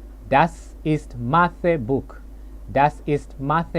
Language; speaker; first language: German; non-native, learner; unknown